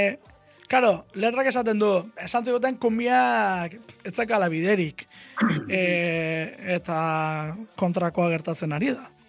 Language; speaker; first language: Basque; native; Basque